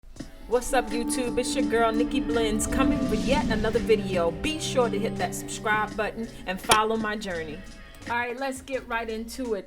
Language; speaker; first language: English; native; English